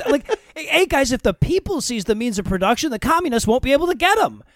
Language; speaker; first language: English; native; English